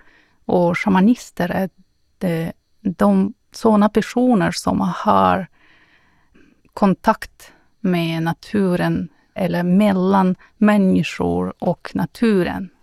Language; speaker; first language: Swedish; non-native, fluent; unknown